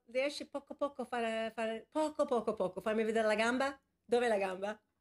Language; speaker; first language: Italian; non-native, fluent; English